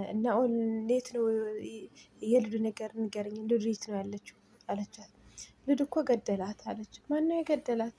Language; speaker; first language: Amharic; native; Amharic